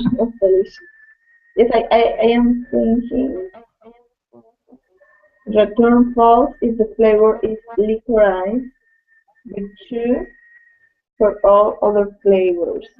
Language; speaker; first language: English; non-native, learner; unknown